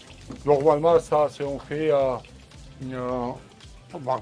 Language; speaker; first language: French; non-native, learner; Georgian